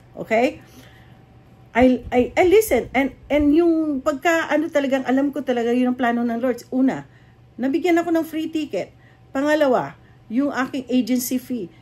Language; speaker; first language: Filipino; native; Filipino